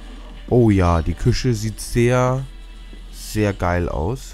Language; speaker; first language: German; native; German